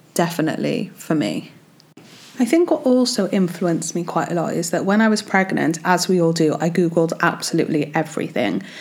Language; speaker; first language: English; native; English